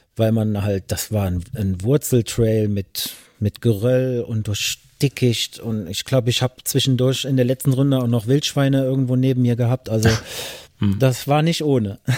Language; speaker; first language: German; native; German